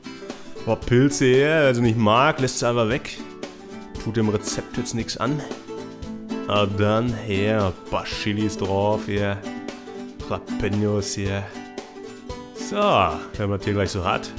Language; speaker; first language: German; native; German